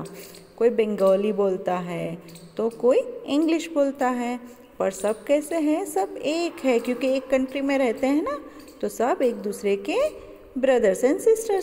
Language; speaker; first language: Hindi; non-native, local second language; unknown